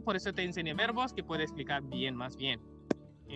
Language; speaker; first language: Spanish; non-native, learner; Hindi